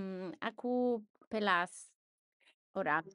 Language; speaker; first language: Indonesian; non-native, learner; English